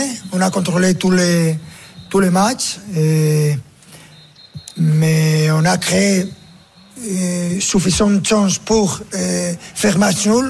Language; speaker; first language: French; non-native, learner; Spanish